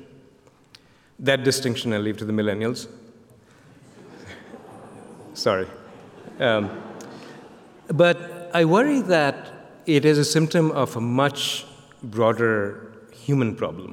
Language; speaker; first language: English; non-native, local second language; Bangla